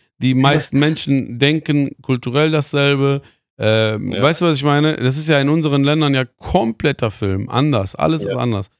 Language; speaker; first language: German; early bilingual, other home language; Persian